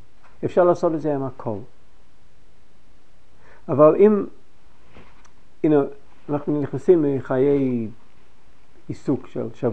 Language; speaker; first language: Hebrew; non-native, fluent; English